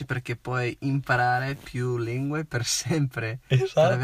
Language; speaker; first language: Italian; non-native, fluent; English